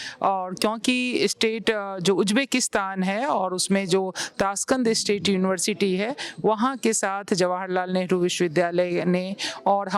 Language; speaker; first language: Hindi; native; Hindi